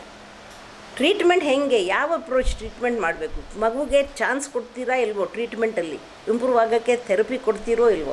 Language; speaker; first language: Kannada; non-native, local second language; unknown